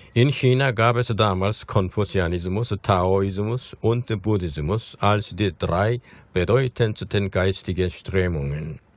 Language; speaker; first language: German; non-native, fluent; Korean